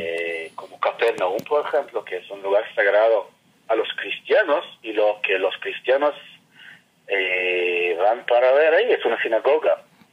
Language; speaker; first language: Spanish; non-native, fluent; Hebrew